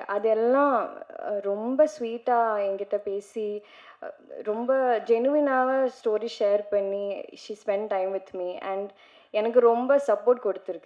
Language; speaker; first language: Tamil; non-native, learner; Malayalam